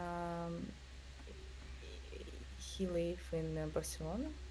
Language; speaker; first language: English; non-native, learner; Russian